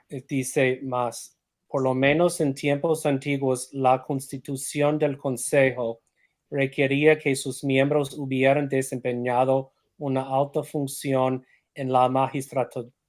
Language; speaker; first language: Spanish; non-native, fluent; English